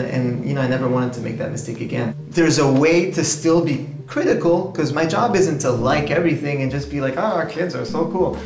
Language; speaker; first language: English; native; English